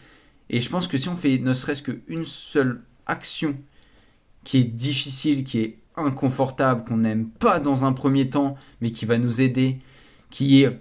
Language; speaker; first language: French; native; French